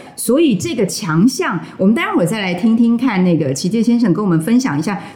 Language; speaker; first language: Chinese; native; Chinese